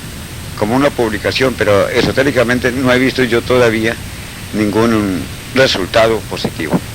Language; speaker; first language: Spanish; native; Spanish